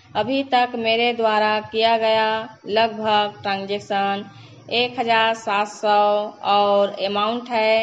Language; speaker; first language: Hindi; native; Hindi